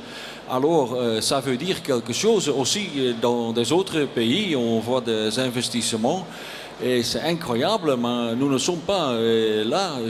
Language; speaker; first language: French; non-native, learner; Dutch